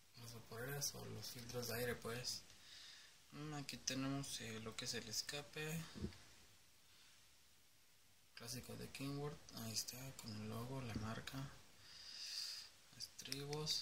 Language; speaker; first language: Spanish; native; Spanish